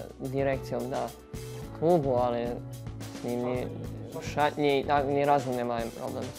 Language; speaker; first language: Polish; non-native, learner; Serbian